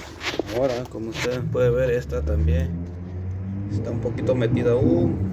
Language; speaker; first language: Spanish; native; Spanish